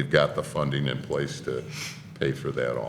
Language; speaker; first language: English; native; English